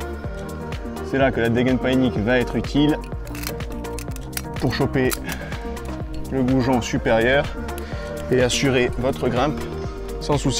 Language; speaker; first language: French; native; French